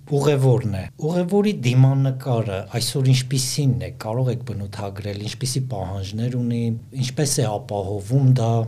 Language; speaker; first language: Armenian; native; Armenian